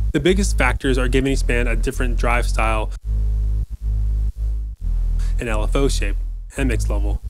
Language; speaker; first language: English; native; English